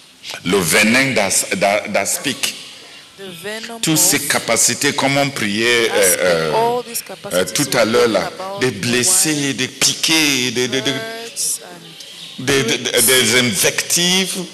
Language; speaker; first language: French; non-native, local second language; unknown